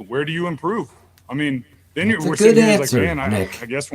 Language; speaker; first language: English; native; English